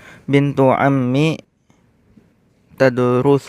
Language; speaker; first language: Arabic; non-native, learner; Indonesian